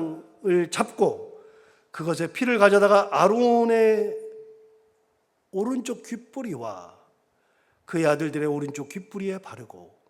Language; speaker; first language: Korean; native; Korean